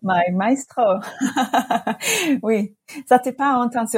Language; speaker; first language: French; non-native, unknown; English